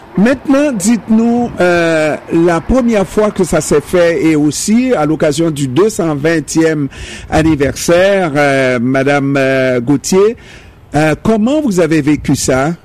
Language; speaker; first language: French; non-native, local second language; Haitian Creole